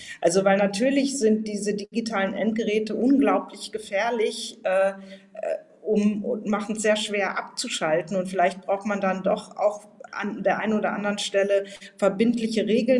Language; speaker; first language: German; native; German